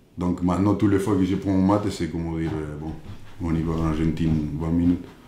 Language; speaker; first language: French; non-native, fluent; Spanish